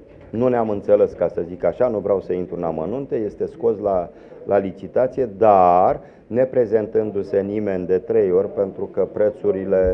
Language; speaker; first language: Romanian; native; Romanian